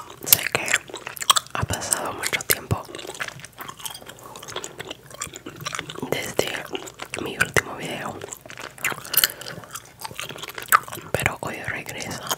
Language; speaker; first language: Spanish; non-native, fluent; English